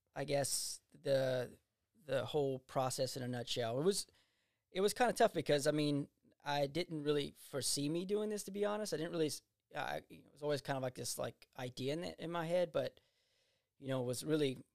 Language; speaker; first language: English; native; English